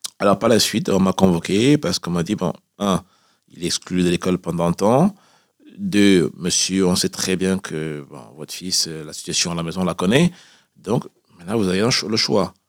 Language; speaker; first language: French; early bilingual, other home language; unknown